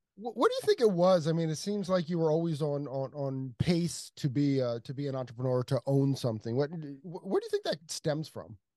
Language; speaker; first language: English; native; English